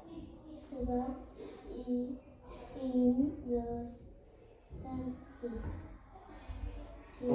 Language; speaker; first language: English; non-native, learner; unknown